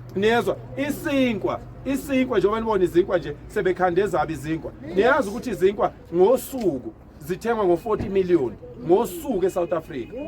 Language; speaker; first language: Zulu; native; Zulu